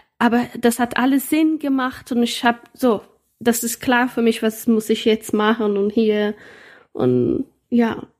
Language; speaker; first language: German; non-native, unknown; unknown